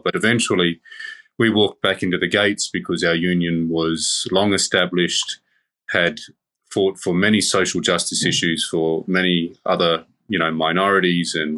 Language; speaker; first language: English; native; English